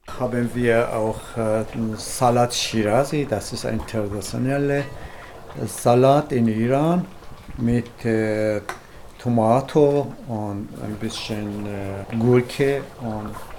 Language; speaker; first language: German; non-native, learner; Persian